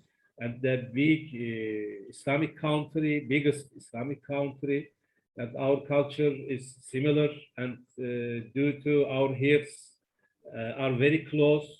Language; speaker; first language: English; non-native, learner; Turkish